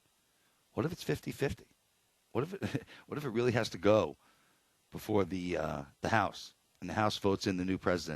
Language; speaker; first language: English; native; English